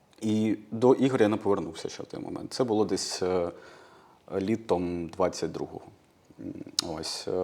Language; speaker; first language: Ukrainian; non-native, local second language; Russian